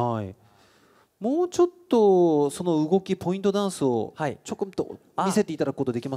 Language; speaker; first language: Japanese; native; Japanese